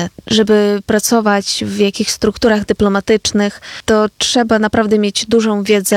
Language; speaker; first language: Polish; non-native, fluent; Ukrainian